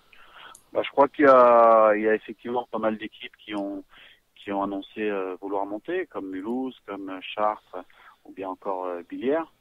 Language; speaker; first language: French; native; French